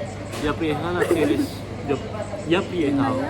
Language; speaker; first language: Russian; non-native, learner; Indonesian